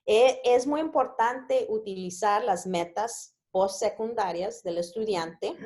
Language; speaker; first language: Spanish; early bilingual, heritage; Spanish